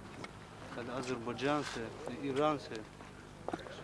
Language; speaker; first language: Russian; non-native, fluent; Turkmen